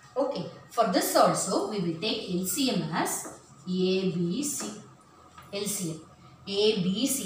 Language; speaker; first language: English; non-native, local second language; Tamil